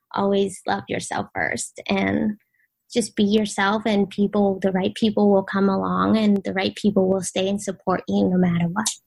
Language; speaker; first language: English; early bilingual, other home language; Vietnamese